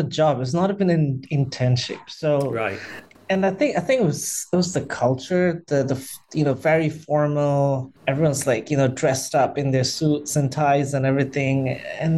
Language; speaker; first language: English; non-native, local second language; Bangla